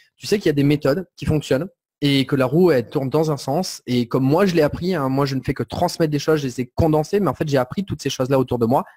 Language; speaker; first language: French; native; French